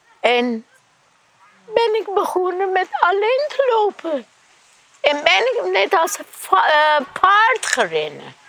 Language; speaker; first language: Dutch; non-native, learner; Persian